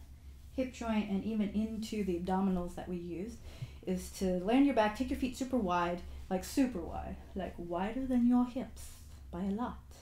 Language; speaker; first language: English; native; English